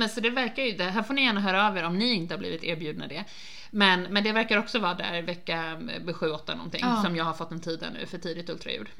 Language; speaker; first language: Swedish; native; Swedish